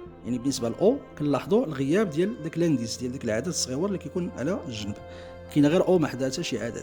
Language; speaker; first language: Arabic; native; Arabic